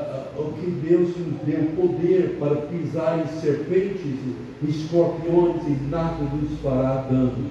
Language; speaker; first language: Portuguese; non-native, fluent; English